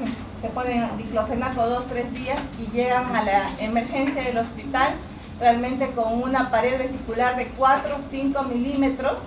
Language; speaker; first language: Spanish; native; Spanish